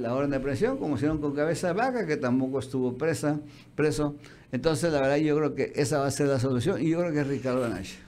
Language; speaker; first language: Spanish; native; Spanish